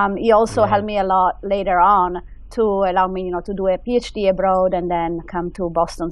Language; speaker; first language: English; non-native, fluent; Italian